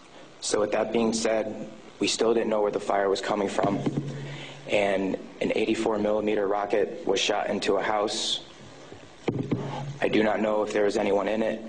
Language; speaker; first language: English; native; English